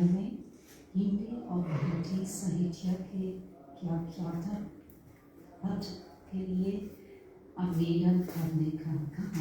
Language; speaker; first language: Hindi; non-native, fluent; German